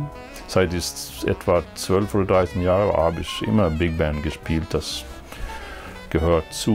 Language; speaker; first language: German; non-native, fluent; Swedish